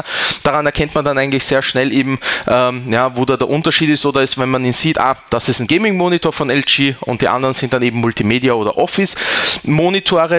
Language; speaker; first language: German; native; German